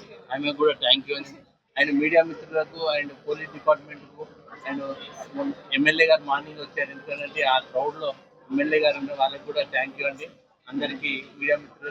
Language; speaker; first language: Telugu; native; Telugu